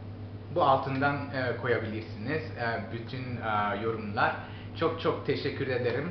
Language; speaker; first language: Turkish; non-native, learner; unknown